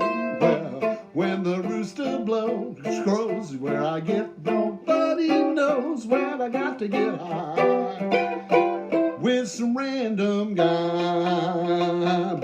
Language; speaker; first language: English; native; English